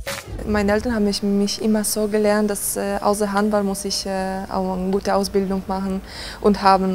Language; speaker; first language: German; non-native, fluent; Polish